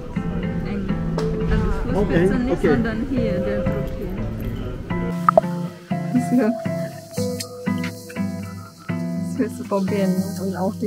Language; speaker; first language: German; non-native, fluent; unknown